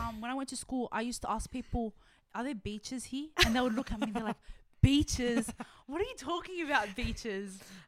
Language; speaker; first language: English; non-native, local second language; Arabic